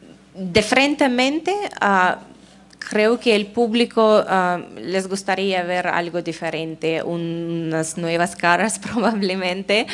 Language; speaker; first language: Spanish; non-native, fluent; Russian